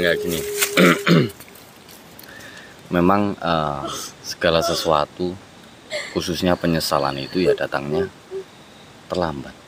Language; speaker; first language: Indonesian; native; Indonesian